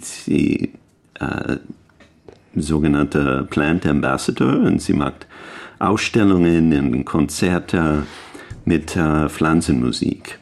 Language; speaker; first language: German; non-native, learner; English